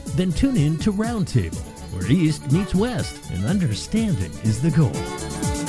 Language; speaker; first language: English; non-native, fluent; Chinese